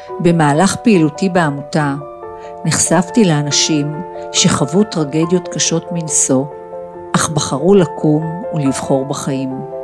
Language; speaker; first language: Hebrew; native; Hebrew